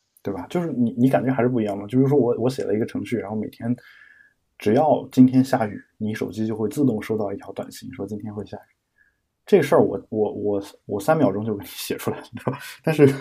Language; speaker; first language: Chinese; native; Chinese